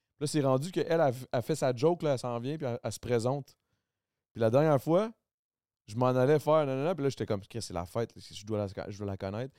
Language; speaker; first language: French; native; French